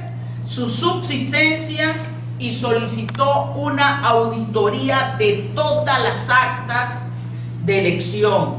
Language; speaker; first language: Spanish; native; Spanish